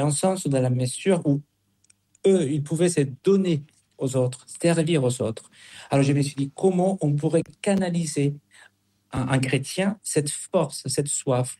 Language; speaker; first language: French; non-native, fluent; Spanish